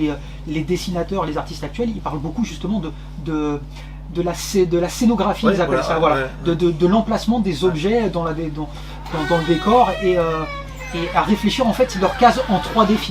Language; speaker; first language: French; native; French